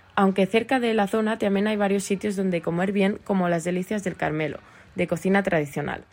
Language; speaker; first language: Spanish; native; Spanish